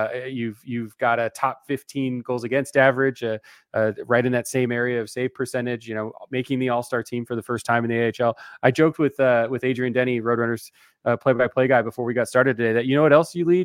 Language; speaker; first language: English; native; English